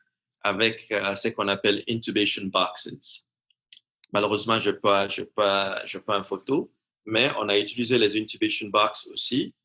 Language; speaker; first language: French; non-native, fluent; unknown